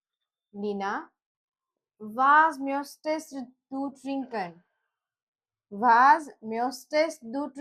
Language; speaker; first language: German; non-native, learner; Gujarati